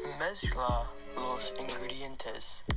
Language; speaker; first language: Spanish; non-native, learner; English